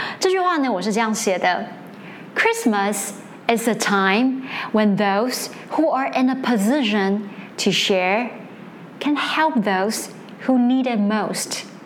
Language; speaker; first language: English; non-native, fluent; Chinese